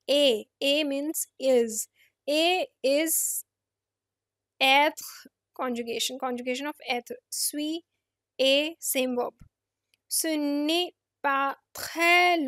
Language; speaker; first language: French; non-native, fluent; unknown